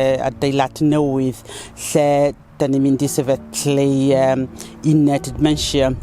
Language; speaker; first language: Welsh; non-native, learner; Southern Sotho